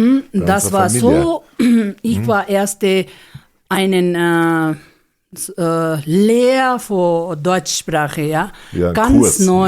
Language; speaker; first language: German; non-native, learner; Ladakhi